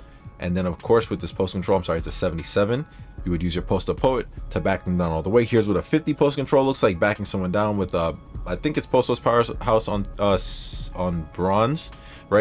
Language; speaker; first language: English; native; English